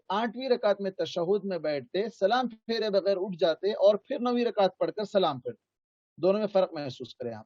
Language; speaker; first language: Urdu; native; Urdu